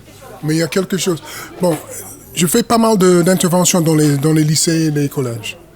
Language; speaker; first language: French; non-native, fluent; English